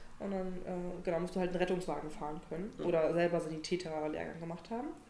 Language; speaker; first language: German; native; German